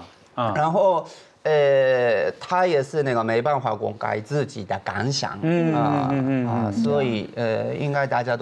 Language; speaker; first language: Chinese; non-native, fluent; Japanese